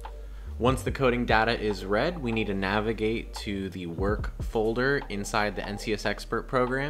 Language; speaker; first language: English; native; English